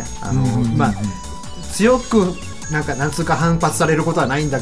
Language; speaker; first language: Japanese; native; Japanese